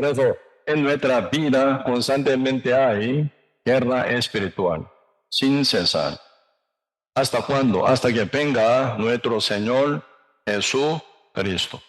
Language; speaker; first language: Spanish; non-native, learner; Korean